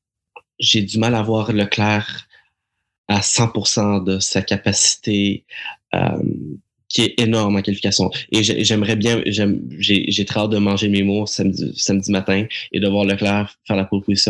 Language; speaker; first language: French; native; French